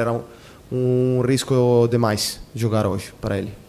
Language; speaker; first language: Portuguese; non-native, fluent; Italian